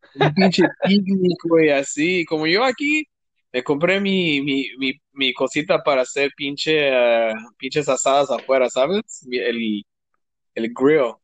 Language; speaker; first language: Spanish; early bilingual, heritage; Spanish